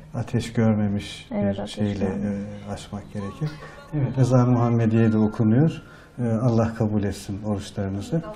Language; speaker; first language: Turkish; native; Turkish